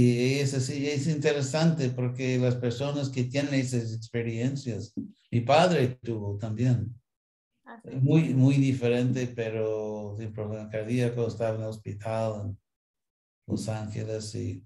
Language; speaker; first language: Spanish; non-native, fluent; English